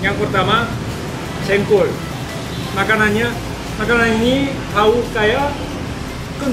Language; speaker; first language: Indonesian; non-native, learner; Korean